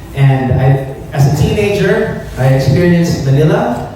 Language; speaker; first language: English; native; English